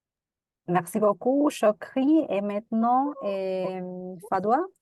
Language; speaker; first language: French; non-native, fluent; Spanish